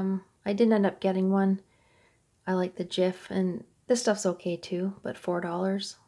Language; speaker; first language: English; native; English